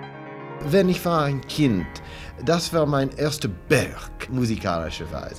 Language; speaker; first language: German; non-native, learner; English